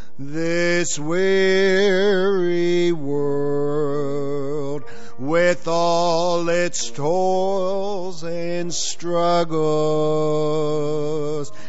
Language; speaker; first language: English; native; English